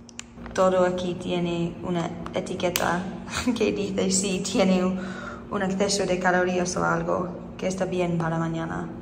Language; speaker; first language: Spanish; non-native, fluent; English